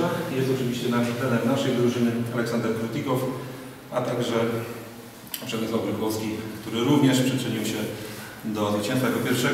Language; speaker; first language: Polish; native; Polish